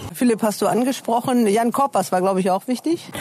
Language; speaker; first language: German; native; German